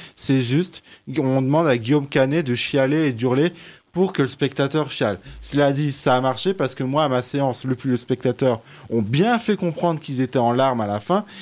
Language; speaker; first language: French; native; French